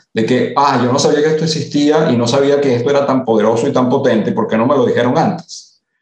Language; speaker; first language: Spanish; early bilingual, other home language; Italian